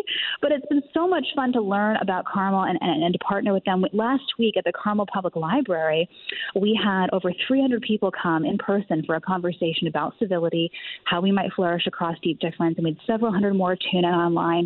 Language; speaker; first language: English; native; English